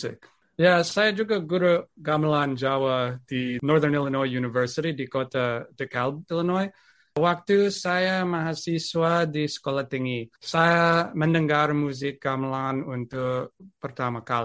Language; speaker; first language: Indonesian; non-native, fluent; English